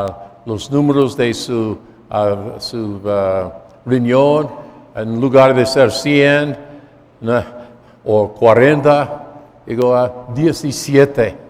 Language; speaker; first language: Spanish; non-native, fluent; English